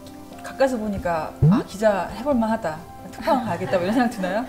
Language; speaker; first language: Korean; native; Korean